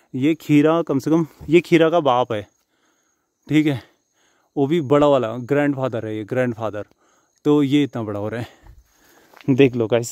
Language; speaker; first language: Hindi; native; Hindi